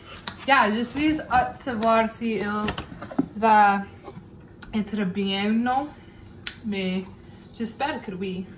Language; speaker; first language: French; non-native, local second language; English